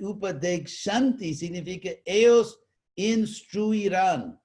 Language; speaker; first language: Spanish; non-native, fluent; English